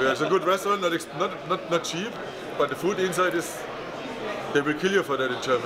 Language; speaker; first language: English; non-native, fluent; German